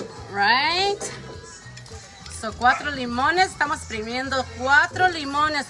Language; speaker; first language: Spanish; early bilingual, heritage; Spanish